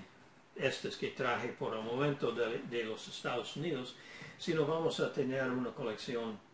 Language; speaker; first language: Spanish; non-native, fluent; English